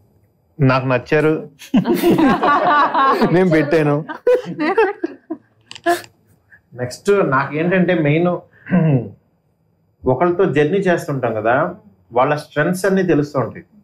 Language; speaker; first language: Telugu; native; Telugu